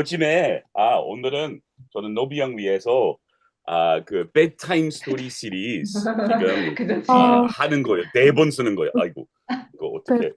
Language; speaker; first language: Korean; non-native, learner; English